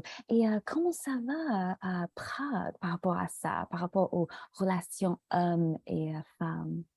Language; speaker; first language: French; non-native, fluent; English